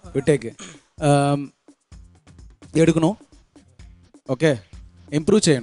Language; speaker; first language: Malayalam; non-native, local second language; Tamil